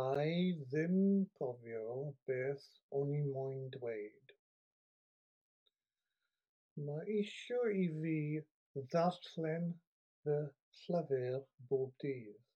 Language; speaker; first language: Welsh; non-native, learner; English